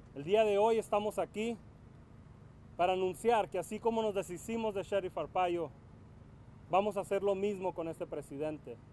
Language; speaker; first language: Spanish; early bilingual, other home language; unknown